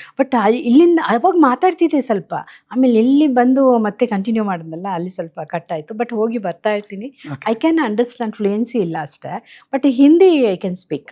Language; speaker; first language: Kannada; native; Kannada